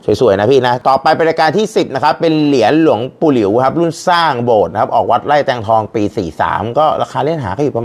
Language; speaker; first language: Thai; native; Thai